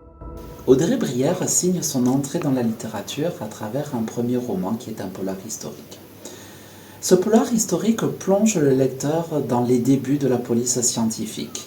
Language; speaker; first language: French; native; French